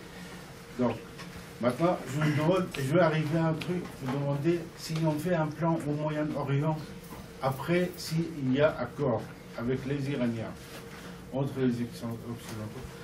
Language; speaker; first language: French; non-native, fluent; Arabic